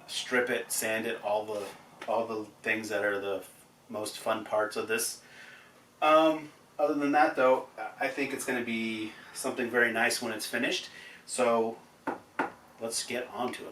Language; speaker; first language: English; native; English